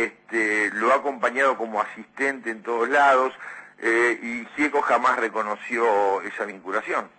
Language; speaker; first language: Spanish; native; Spanish